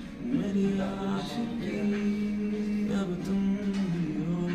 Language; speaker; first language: Hindi; non-native, local second language; Malayalam